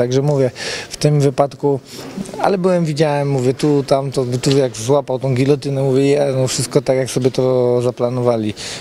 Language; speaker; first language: Polish; native; Polish